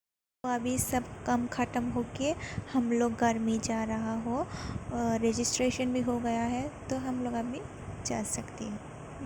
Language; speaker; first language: Hindi; non-native, local second language; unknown